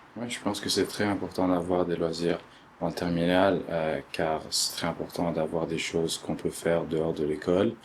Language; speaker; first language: French; early bilingual, other home language; Arabic